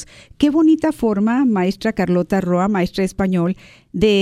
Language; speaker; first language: Spanish; native; Spanish